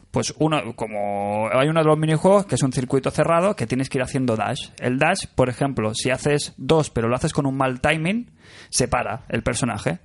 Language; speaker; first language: Spanish; native; Spanish